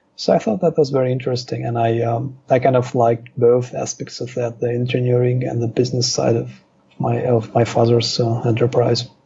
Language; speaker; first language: English; non-native, fluent; Russian